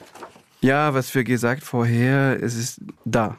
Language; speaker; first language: German; non-native, learner; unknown